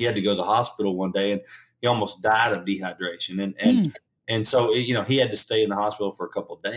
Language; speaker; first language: English; native; English